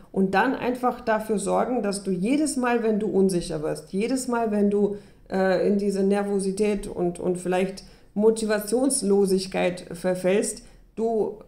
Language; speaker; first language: German; early bilingual, other home language; Russian